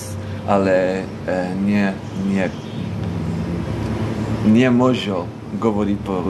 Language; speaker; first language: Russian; non-native, learner; Dutch